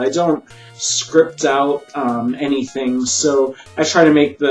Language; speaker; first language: English; native; English